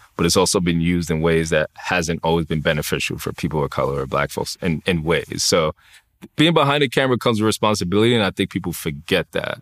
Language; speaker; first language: English; native; English